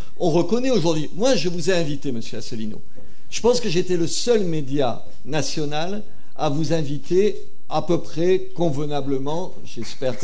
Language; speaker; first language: French; native; French